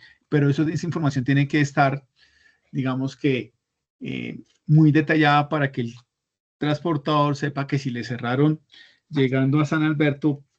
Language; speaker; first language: Spanish; native; Spanish